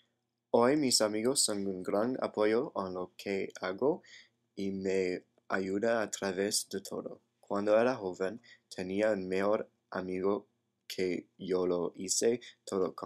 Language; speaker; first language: Spanish; non-native, learner; English